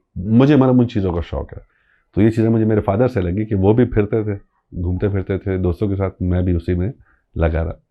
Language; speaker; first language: Urdu; non-native, local second language; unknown